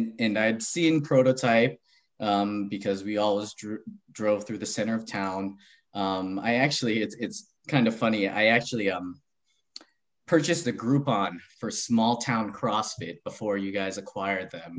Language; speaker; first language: English; native; English